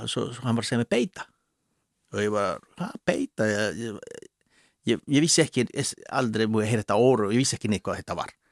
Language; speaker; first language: Icelandic; non-native, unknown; Spanish